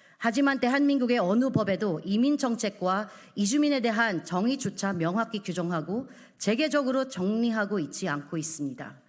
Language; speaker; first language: Korean; non-native, fluent; Filipino